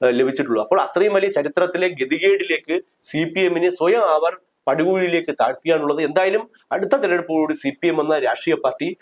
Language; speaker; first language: Malayalam; native; Malayalam